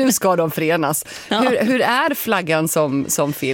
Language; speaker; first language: Swedish; native; Swedish